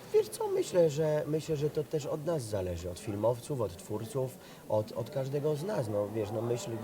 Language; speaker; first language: Polish; native; Polish